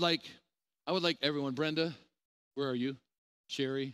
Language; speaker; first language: English; native; English